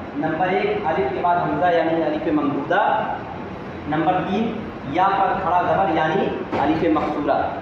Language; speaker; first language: Urdu; native; Urdu